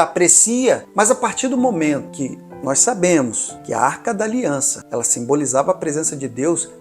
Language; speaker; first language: Portuguese; native; Portuguese